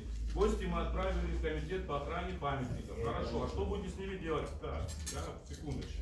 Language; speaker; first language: Russian; native; Russian